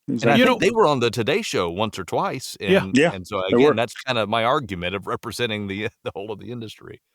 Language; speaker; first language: English; native; English